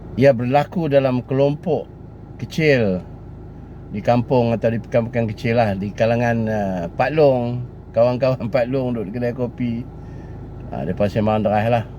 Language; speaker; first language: Malay; native; Malay